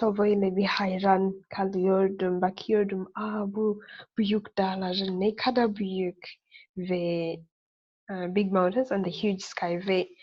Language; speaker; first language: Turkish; non-native, learner; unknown